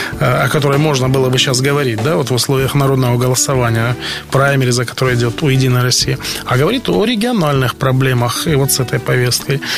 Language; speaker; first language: Russian; native; Russian